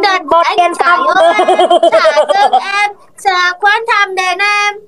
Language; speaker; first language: Vietnamese; non-native, learner; Indonesian